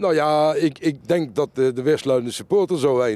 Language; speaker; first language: Dutch; native; Dutch